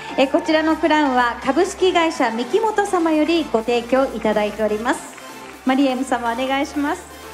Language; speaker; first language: Japanese; native; Japanese